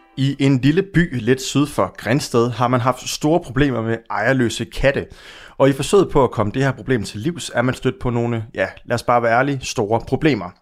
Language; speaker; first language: Danish; native; Danish